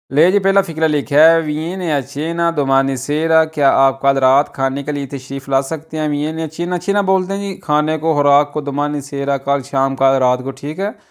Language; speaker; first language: Urdu; non-native, local second language; Punjabi